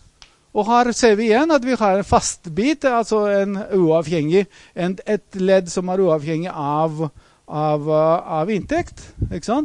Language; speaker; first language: Norwegian; non-native, fluent; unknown